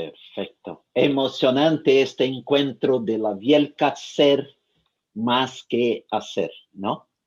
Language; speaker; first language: Spanish; non-native, fluent; Portuguese